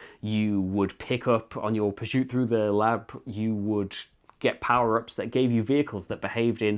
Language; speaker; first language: English; native; English